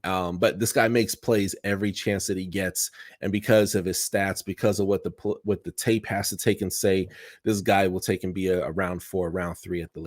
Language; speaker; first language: English; native; English